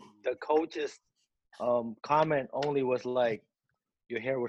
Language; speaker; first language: English; non-native, local second language; Filipino